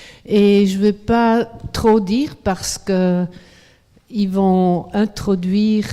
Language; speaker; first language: French; non-native, fluent; Swiss German